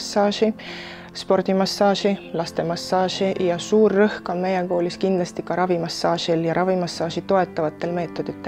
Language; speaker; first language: Estonian; native; Estonian